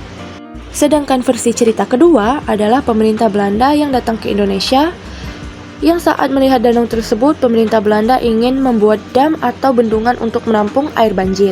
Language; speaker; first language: Indonesian; native; Indonesian